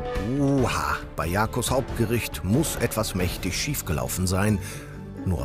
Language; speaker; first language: German; native; German